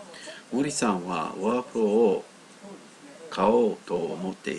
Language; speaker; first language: Japanese; non-native, learner; English